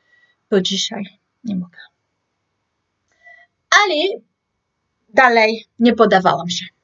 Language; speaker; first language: Polish; non-native, learner; French